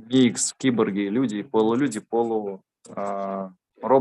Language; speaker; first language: Russian; native; Russian